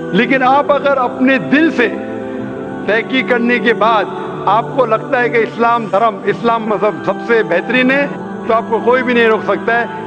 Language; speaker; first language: Urdu; non-native, local second language; Konkani